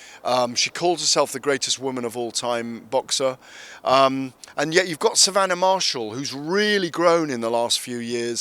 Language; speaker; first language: English; native; English